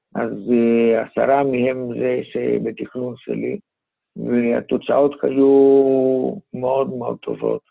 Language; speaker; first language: Hebrew; non-native, fluent; Greek